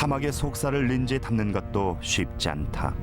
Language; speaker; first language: Korean; native; Korean